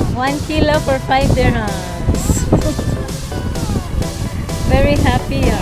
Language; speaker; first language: English; non-native, local second language; Filipino